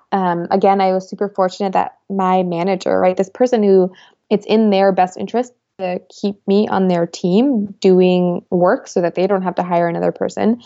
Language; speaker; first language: English; early bilingual, other home language; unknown